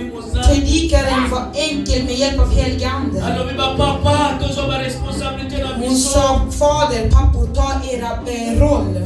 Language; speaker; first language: Swedish; non-native, learner; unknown